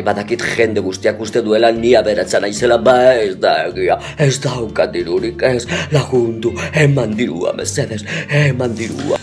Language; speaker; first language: Basque; non-native, local second language; Spanish